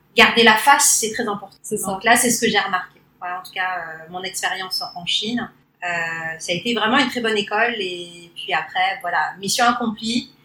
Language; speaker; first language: French; early bilingual, other home language; Cantonese